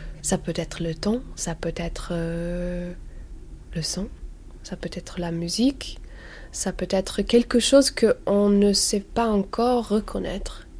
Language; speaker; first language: French; non-native, learner; English